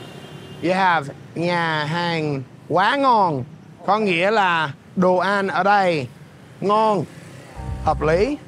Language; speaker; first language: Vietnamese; non-native, fluent; English